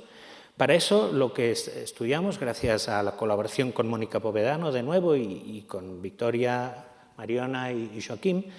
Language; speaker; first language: Spanish; native; Spanish